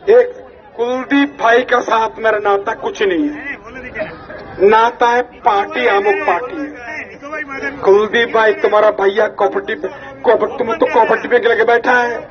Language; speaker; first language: Hindi; non-native, local second language; Bangla